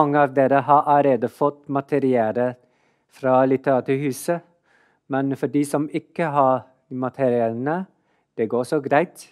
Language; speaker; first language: Norwegian; non-native, fluent; Chinese